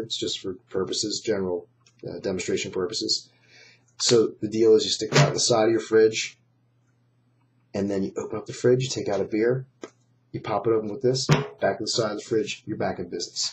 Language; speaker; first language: English; native; English